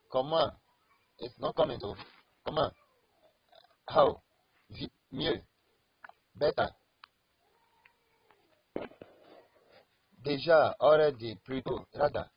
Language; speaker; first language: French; non-native, learner; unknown